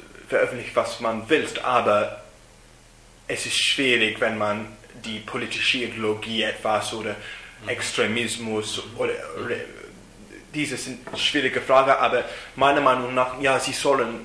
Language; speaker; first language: German; non-native, learner; English